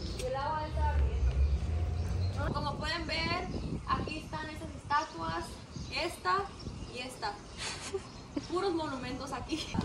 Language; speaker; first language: Spanish; early bilingual, heritage; Spanish